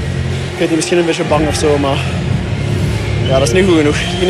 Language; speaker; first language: Dutch; non-native, local second language; French